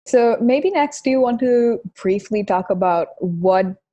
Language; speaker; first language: English; non-native, local second language; Hindi